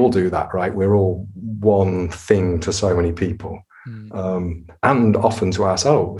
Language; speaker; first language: English; native; English